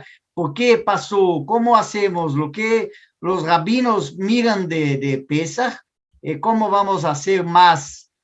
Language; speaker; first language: Spanish; non-native, fluent; Portuguese